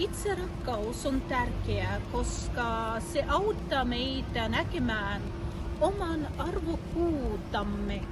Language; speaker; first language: Finnish; non-native, learner; Russian